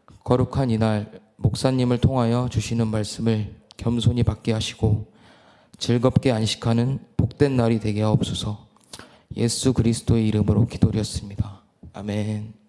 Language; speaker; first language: Korean; native; Korean